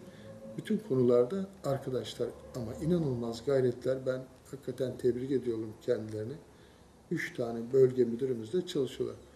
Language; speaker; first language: Turkish; native; Turkish